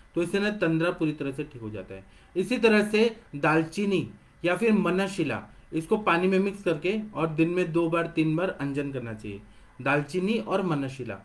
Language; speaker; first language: Hindi; non-native, local second language; Marathi